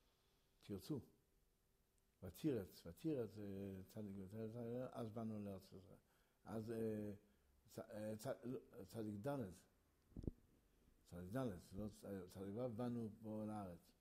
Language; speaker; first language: Hebrew; early bilingual, other home language; Yiddish